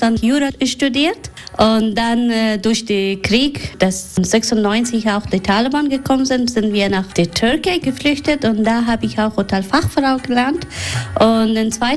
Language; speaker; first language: German; non-native, learner; Persian